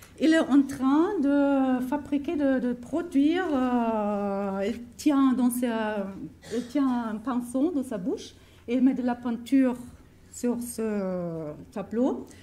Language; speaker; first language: French; non-native, fluent; German